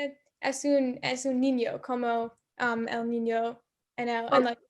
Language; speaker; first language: Spanish; non-native, learner; English